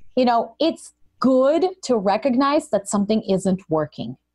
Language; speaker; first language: English; early bilingual, other home language; Russian